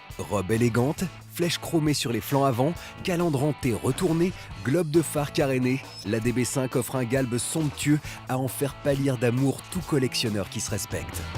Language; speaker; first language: French; native; French